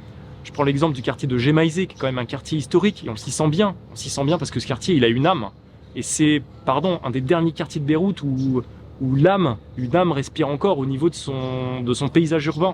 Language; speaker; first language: French; native; French